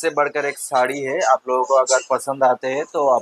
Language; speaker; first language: Hindi; non-native, local second language; Bangla